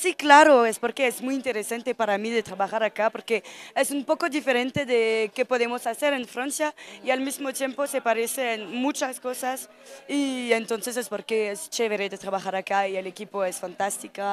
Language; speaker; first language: Spanish; non-native, learner; French